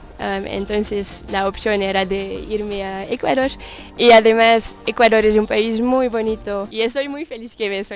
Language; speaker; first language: Spanish; non-native, learner; Dutch